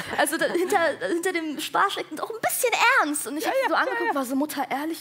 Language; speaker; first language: German; early bilingual, other home language; Persian